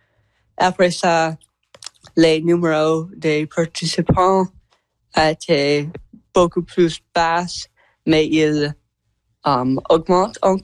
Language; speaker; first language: French; non-native, learner; English